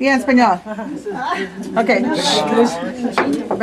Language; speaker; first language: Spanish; early bilingual, heritage; Spanish